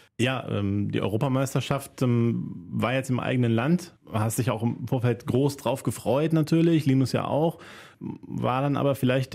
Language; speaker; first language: German; native; German